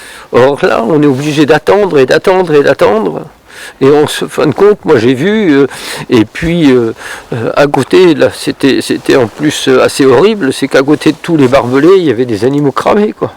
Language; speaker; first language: French; native; French